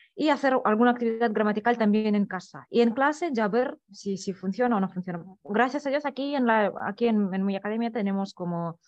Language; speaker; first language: Spanish; non-native, fluent; Russian